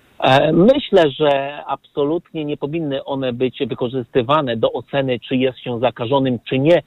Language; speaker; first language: Polish; native; Polish